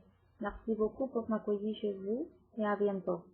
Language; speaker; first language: French; non-native, fluent; Spanish